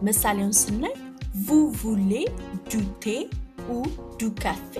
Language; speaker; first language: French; non-native, fluent; Amharic